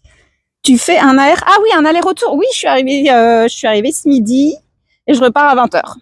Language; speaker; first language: French; native; French